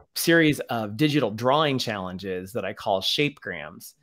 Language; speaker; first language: English; native; English